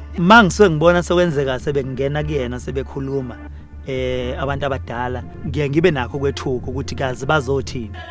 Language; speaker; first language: Zulu; native; Zulu